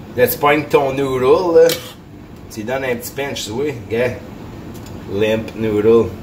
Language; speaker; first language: French; native; French